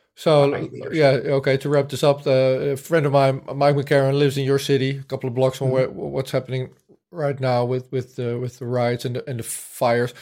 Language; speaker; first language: English; non-native, fluent; Dutch